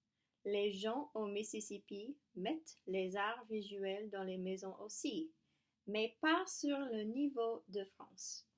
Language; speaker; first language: French; non-native, learner; English